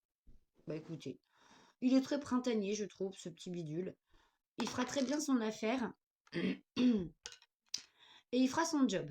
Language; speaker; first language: French; native; French